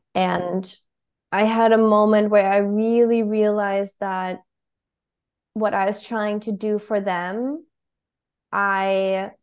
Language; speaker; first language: English; non-native, fluent; German